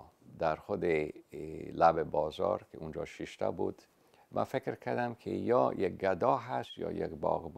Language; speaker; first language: Persian; non-native, fluent; English